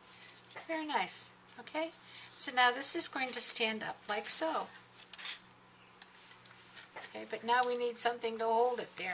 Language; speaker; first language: English; native; English